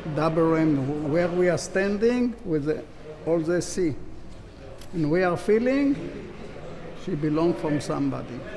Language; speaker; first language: English; non-native, learner; Hebrew